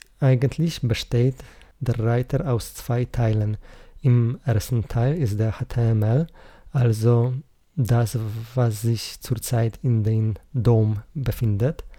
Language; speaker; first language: German; non-native, learner; Polish